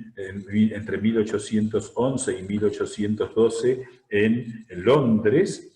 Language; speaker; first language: Spanish; native; Spanish